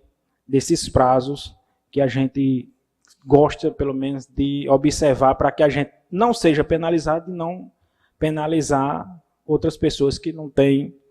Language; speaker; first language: Portuguese; native; Portuguese